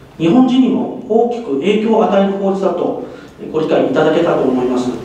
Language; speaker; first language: Japanese; non-native, fluent; Cantonese